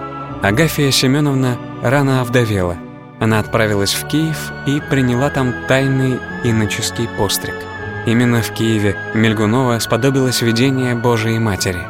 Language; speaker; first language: Russian; native; Russian